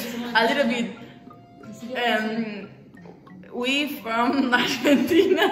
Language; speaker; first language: English; non-native, learner; Spanish